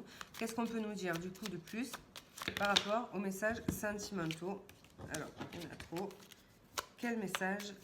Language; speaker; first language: French; native; French